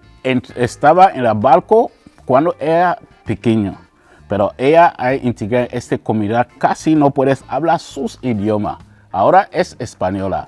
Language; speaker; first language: Spanish; non-native, learner; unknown